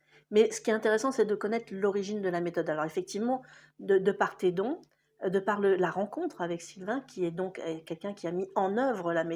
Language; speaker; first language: French; native; French